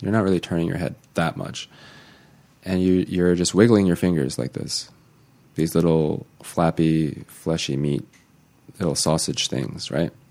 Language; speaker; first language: English; native; English